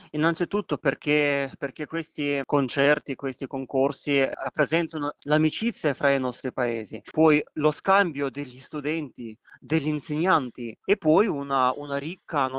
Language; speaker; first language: Italian; non-native, fluent; Kazakh